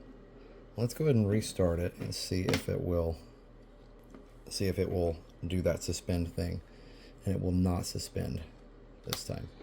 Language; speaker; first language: English; native; English